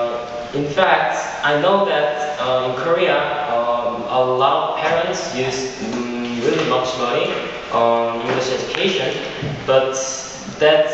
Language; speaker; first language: English; non-native, fluent; Korean